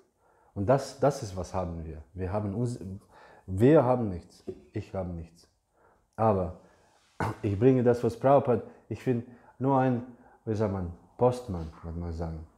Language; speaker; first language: German; non-native, fluent; English